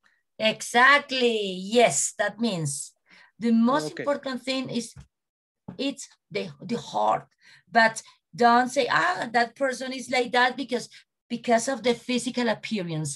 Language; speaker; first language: English; non-native, learner; Spanish